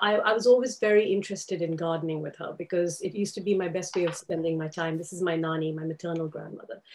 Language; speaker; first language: English; non-native, local second language; Urdu